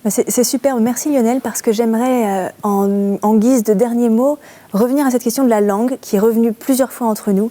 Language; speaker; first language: French; native; French